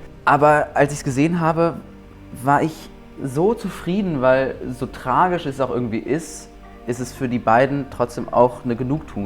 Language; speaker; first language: German; native; German